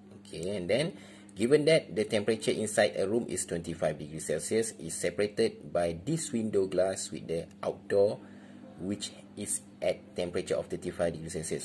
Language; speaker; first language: English; non-native, local second language; Malay